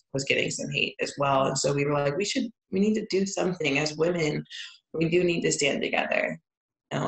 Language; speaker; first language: English; native; English